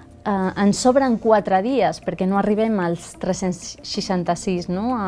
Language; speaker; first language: Catalan; early bilingual, other home language; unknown